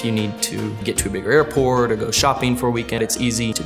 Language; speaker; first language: English; native; English